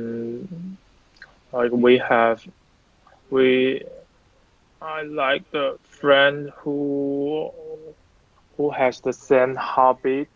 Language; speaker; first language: English; non-native, learner; Chinese